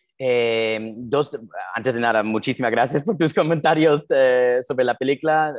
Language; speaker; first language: Spanish; non-native, fluent; English